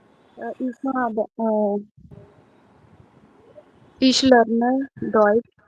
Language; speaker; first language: German; non-native, learner; Hindi